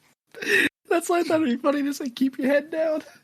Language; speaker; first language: English; native; English